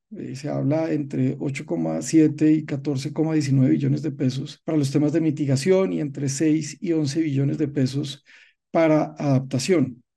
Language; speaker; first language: Spanish; native; Spanish